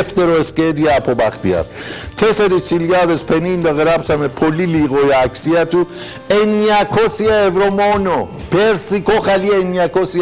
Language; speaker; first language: Greek; non-native, learner; Persian